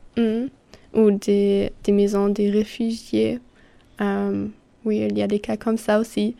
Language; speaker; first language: French; non-native, fluent; German